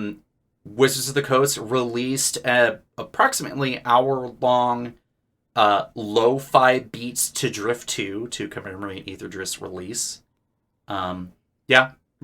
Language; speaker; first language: English; native; English